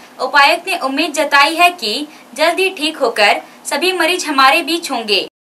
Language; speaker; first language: Hindi; native; Hindi